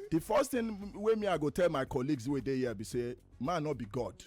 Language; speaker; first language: Nigerian Pidgin; native; Nigerian Pidgin